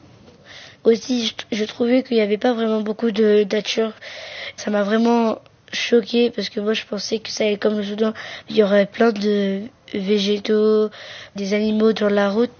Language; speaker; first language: French; early bilingual, other home language; Arabic